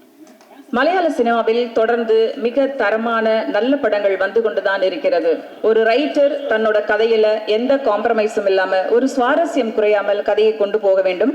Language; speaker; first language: Tamil; native; Tamil